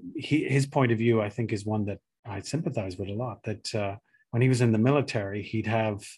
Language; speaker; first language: English; native; English